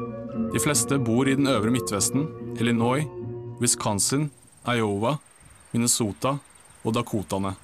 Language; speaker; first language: Norwegian; native; Norwegian